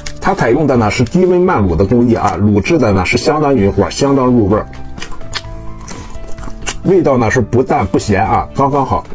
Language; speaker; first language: Chinese; native; Chinese